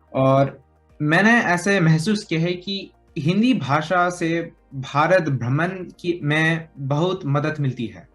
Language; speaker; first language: Hindi; early bilingual, heritage; Hindi